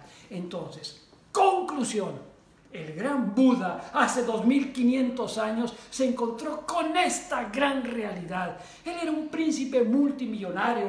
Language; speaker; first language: Spanish; native; Spanish